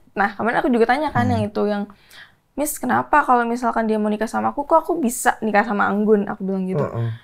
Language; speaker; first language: Indonesian; native; Indonesian